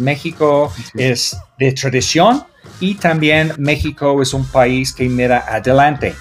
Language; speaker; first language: Spanish; non-native, learner; English